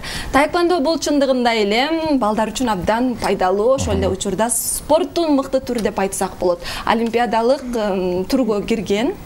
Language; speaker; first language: Kyrgyz; native; Kyrgyz